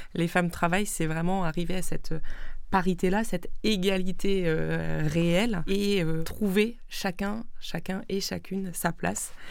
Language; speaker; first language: French; non-native, local second language; Swiss German